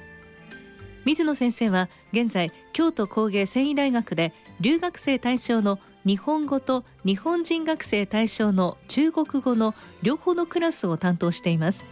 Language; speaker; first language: Japanese; native; Japanese